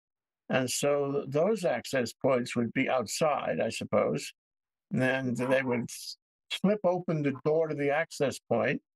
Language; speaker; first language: English; native; English